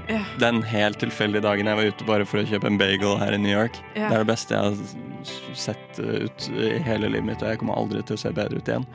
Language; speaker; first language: Norwegian; native; Norwegian